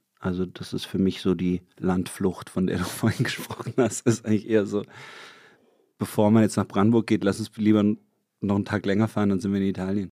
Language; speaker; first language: German; native; German